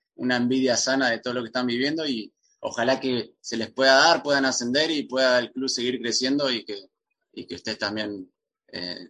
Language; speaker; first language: Spanish; native; Spanish